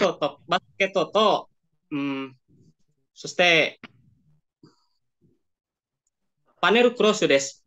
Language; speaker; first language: Japanese; non-native, learner; Indonesian